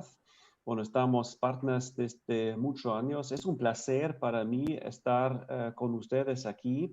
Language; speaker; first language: Spanish; non-native, fluent; German